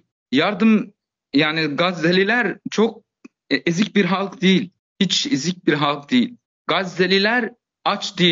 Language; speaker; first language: Turkish; non-native, fluent; Arabic